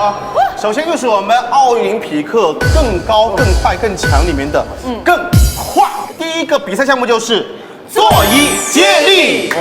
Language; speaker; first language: Chinese; native; Chinese